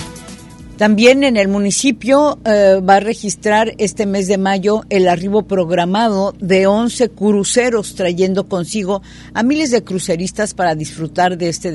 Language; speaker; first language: Spanish; native; Spanish